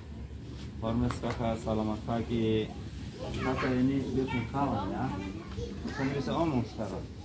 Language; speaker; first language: Indonesian; non-native, learner; Persian